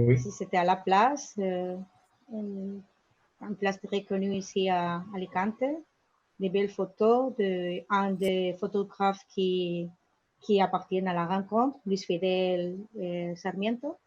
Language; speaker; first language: French; non-native, learner; Spanish